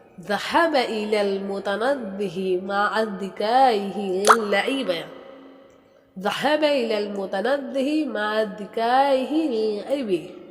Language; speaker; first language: Arabic; non-native, fluent; Urdu